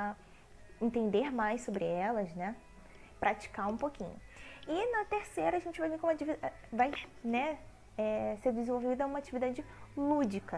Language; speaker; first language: Portuguese; native; Portuguese